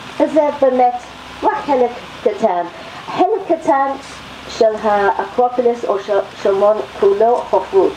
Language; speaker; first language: Hebrew; non-native, fluent; English